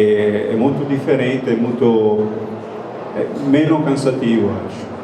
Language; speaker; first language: Portuguese; non-native, fluent; Italian